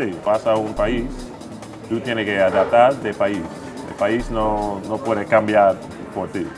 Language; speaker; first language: Spanish; non-native, fluent; English